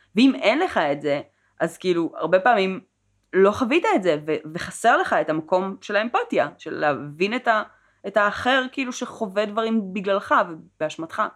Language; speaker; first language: Hebrew; native; Hebrew